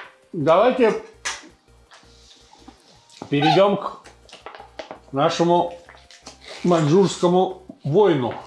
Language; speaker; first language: Russian; native; Russian